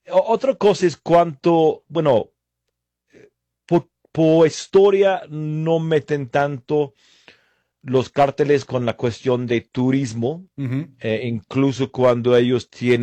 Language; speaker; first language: Spanish; non-native, fluent; English